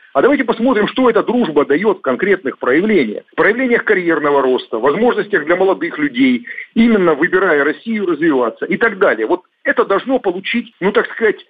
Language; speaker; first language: Russian; native; Russian